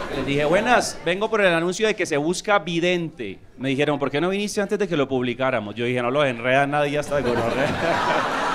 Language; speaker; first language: Spanish; native; Spanish